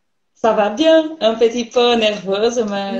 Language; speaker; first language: French; non-native, learner; Portuguese